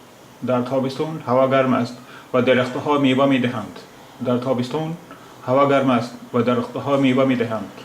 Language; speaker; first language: Persian; non-native, fluent; Urdu